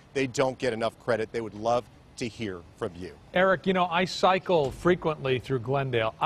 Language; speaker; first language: English; native; English